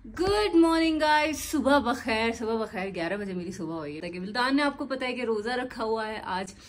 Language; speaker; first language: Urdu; native; Urdu